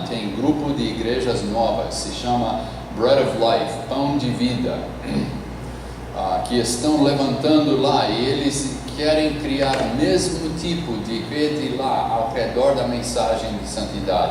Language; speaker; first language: Portuguese; non-native, fluent; English